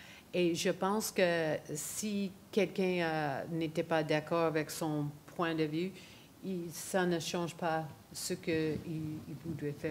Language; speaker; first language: French; non-native, fluent; English